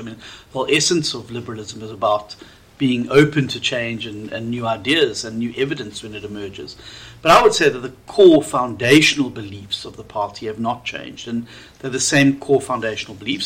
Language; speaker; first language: English; native; English